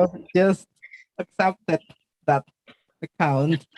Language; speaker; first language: English; non-native, fluent; Indonesian